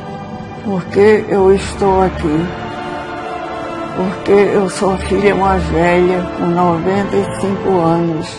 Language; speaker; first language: Portuguese; early bilingual, other home language; Swedish